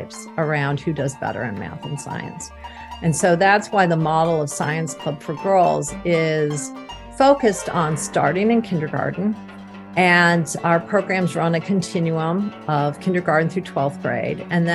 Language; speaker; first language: English; native; English